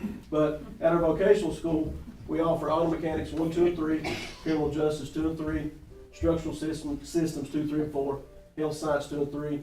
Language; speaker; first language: English; native; English